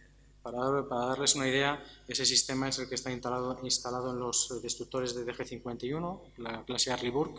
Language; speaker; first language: Spanish; native; Spanish